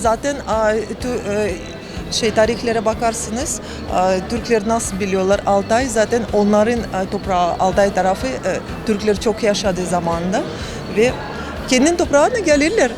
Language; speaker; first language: Turkish; non-native, learner; Russian